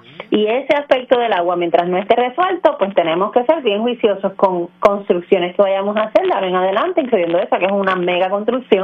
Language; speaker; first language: Spanish; native; Spanish